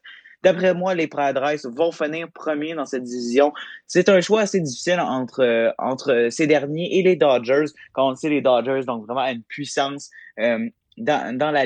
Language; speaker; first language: French; native; French